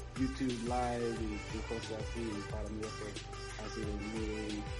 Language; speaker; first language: Spanish; non-native, learner; English